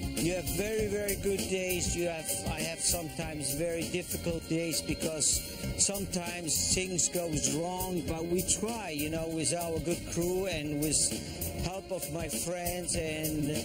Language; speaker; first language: English; non-native, fluent; German